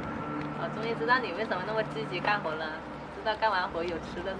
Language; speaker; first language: Chinese; native; Chinese